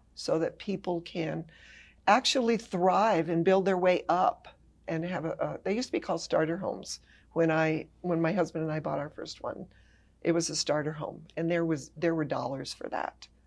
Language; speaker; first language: English; native; English